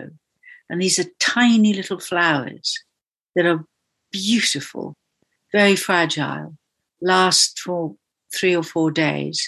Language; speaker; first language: English; native; English